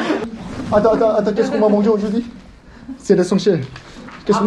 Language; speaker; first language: French; non-native, learner; Korean